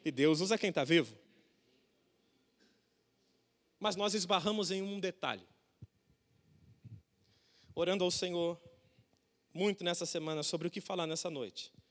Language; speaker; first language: Portuguese; native; Portuguese